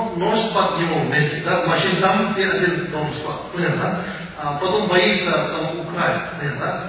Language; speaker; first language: Russian; non-native, learner; Tibetan